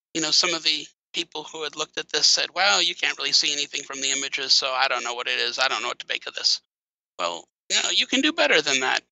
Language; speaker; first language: English; native; English